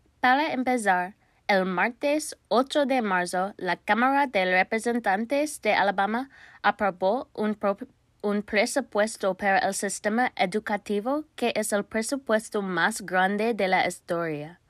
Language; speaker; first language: Spanish; non-native, learner; English